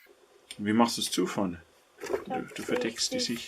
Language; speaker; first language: German; native; German